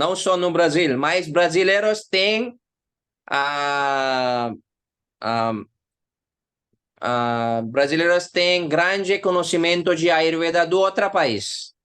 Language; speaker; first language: Portuguese; non-native, learner; Hindi